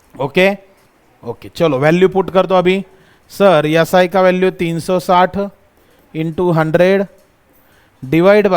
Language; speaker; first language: Hindi; non-native, local second language; Marathi